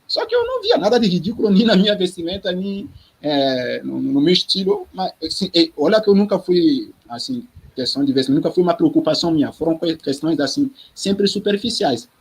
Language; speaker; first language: Portuguese; non-native, fluent; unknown